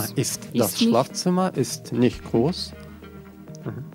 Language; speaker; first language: German; non-native, fluent; Russian